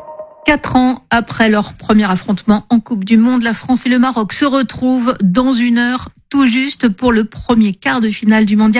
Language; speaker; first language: French; native; French